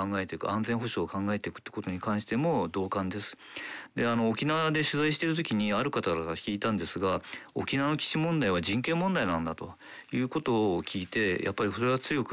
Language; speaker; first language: Japanese; native; Japanese